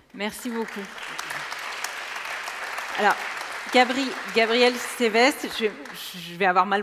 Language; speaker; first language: French; native; French